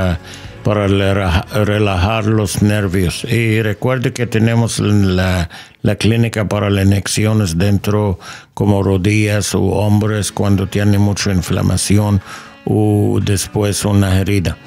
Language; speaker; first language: Spanish; non-native, learner; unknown